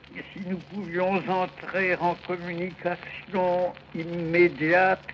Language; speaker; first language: French; non-native, fluent; Russian